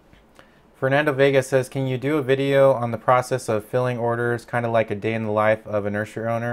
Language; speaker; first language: English; native; English